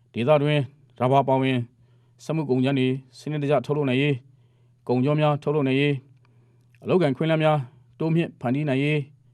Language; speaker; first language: Burmese; non-native, local second language; Mon